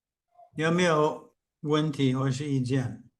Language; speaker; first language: Chinese; non-native, fluent; English